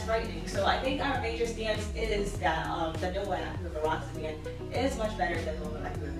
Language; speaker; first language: English; native; English